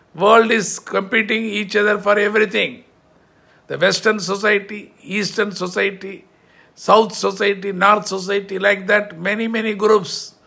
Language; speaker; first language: English; non-native, local second language; Tamil